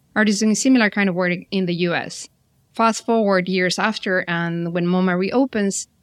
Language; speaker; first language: English; non-native, fluent; Spanish